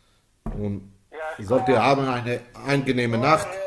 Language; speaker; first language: German; non-native, fluent; Yiddish